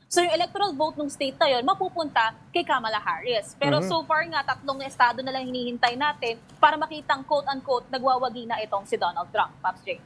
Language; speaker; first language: Filipino; native; Filipino